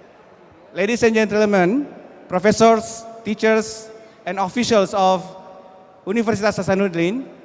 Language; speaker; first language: English; non-native, fluent; Indonesian